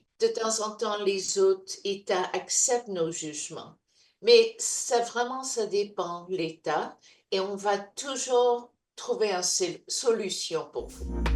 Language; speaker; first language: French; non-native, fluent; English